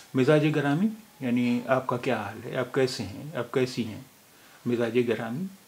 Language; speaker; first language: Hindi; native; Hindi